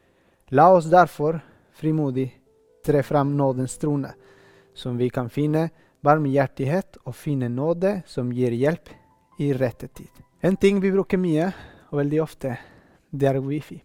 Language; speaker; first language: Norwegian; non-native, fluent; Spanish